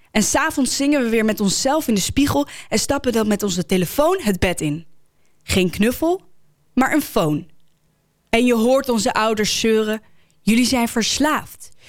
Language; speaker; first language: Dutch; native; Dutch